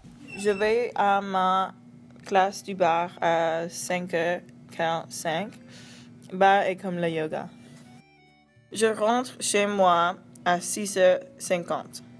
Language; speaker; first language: French; non-native, learner; English